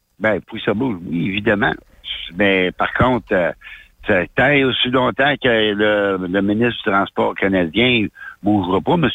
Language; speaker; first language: French; native; French